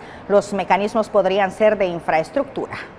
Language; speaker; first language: Spanish; native; Spanish